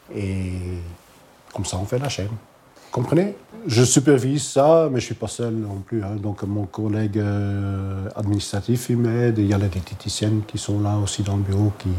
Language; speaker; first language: French; non-native, fluent; Dutch